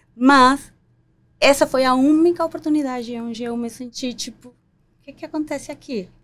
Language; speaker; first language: Portuguese; non-native, fluent; Spanish